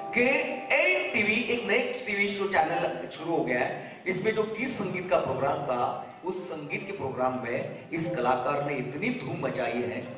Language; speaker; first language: Hindi; non-native, local second language; Kachhi